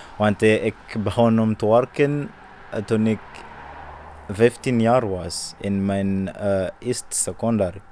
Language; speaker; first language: Dutch; non-native, learner; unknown